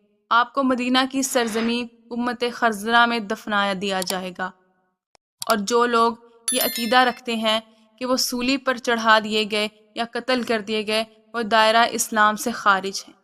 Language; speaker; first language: Urdu; native; Urdu